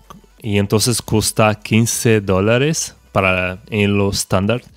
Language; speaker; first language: Spanish; non-native, fluent; Portuguese